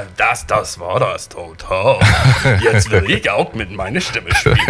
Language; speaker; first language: German; non-native, fluent; English